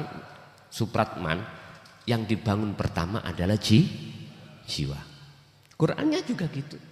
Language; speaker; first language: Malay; non-native, local second language; Javanese